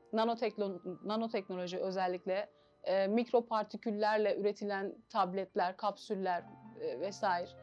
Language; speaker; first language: Turkish; native; Turkish